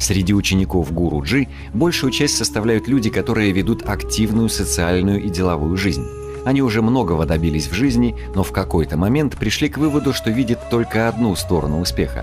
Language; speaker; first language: Russian; native; Russian